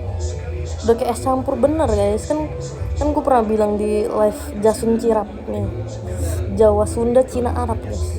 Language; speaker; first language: Indonesian; native; Indonesian